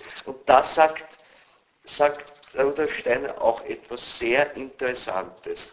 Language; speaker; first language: German; native; German